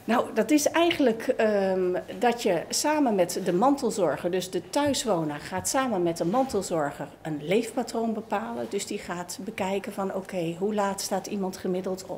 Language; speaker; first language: Dutch; native; Dutch